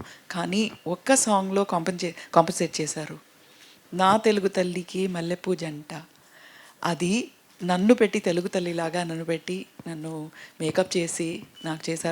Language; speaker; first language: Telugu; non-native, fluent; Tamil